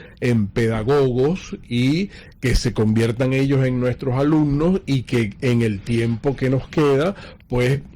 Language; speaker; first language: Spanish; native; Spanish